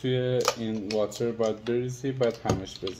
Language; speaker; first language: Persian; native; Persian